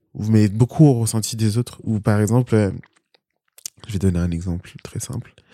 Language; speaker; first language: French; early bilingual, other home language; Spanish